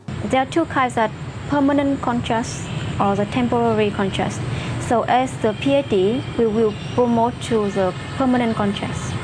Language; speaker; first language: English; non-native, fluent; Vietnamese